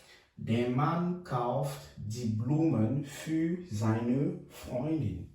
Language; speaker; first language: German; non-native, fluent; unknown